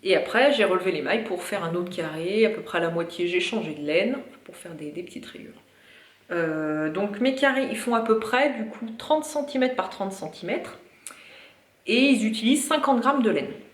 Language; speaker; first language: French; native; French